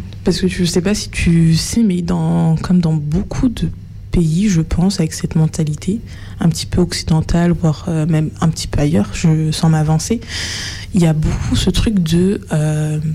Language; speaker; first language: French; native; French